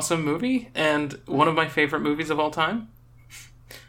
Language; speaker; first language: English; native; English